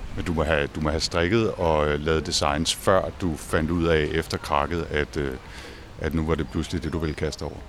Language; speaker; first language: Danish; native; Danish